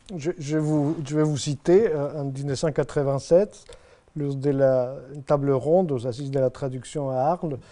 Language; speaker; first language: French; non-native, fluent; Spanish